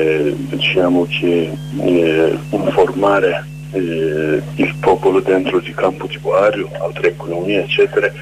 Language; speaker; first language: Italian; non-native, learner; Kurdish